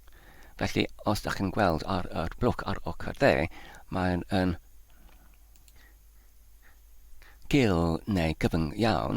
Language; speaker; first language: Welsh; non-native, fluent; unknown